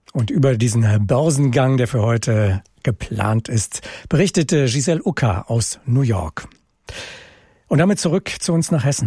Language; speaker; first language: German; native; German